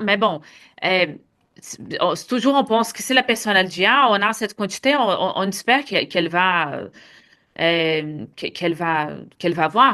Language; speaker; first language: French; non-native, fluent; Portuguese